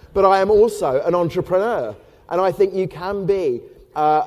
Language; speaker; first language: English; native; English